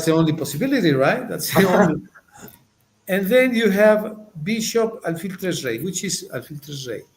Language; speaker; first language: English; non-native, fluent; Spanish